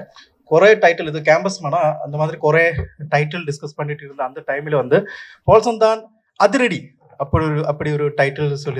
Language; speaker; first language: Tamil; non-native, local second language; Malayalam